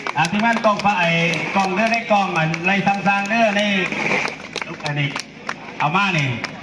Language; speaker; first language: Thai; native; Thai